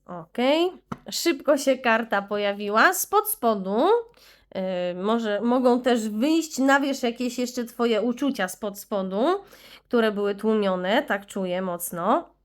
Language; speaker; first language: Polish; native; Polish